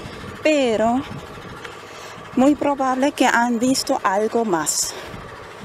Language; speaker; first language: Spanish; non-native, fluent; German